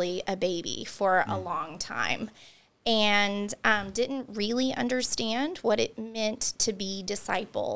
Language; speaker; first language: English; native; English